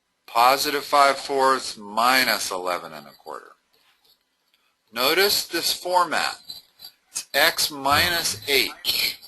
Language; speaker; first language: English; native; English